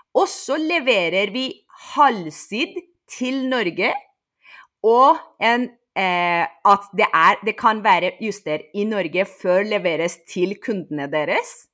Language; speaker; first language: Norwegian; non-native, fluent; Persian